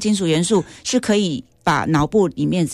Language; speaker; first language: Chinese; native; Chinese